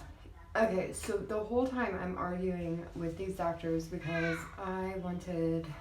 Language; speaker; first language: English; native; English